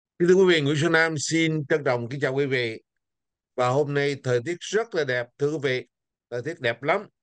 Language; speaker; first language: Vietnamese; native; Vietnamese